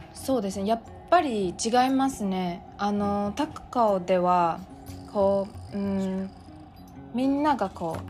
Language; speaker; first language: Japanese; non-native, fluent; Chinese